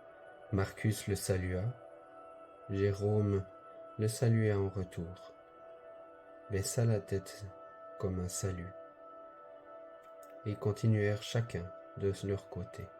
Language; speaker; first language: French; native; French